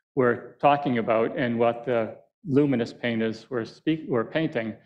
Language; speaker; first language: English; native; English